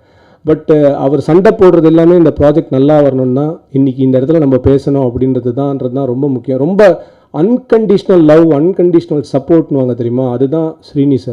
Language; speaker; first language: Tamil; native; Tamil